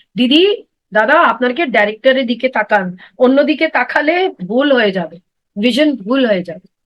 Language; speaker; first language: Bangla; non-native, local second language; Hindi